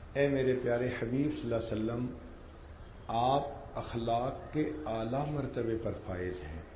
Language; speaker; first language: Urdu; non-native, local second language; Punjabi